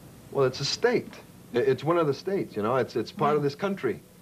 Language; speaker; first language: English; early bilingual, other home language; Spanish